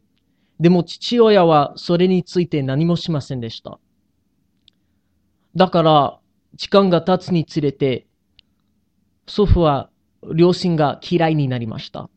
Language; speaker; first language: Japanese; non-native, learner; English